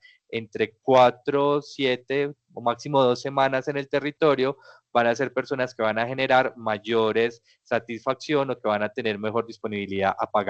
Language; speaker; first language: Spanish; native; Spanish